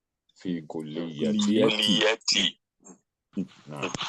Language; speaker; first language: Arabic; non-native, fluent; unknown